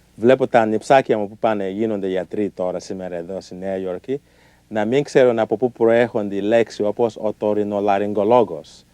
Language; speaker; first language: Greek; native; Greek